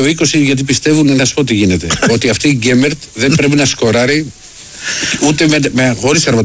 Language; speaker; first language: Greek; native; Greek